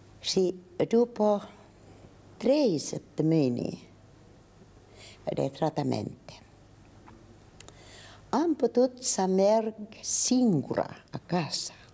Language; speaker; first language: Romanian; non-native, learner; Finnish